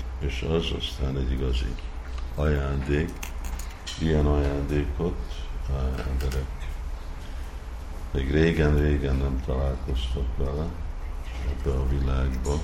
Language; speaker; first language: Hungarian; non-native, fluent; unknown